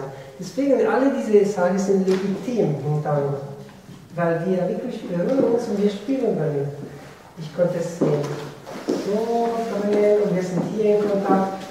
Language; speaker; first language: German; non-native, fluent; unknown